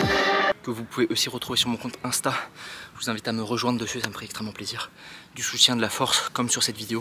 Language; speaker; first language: French; native; French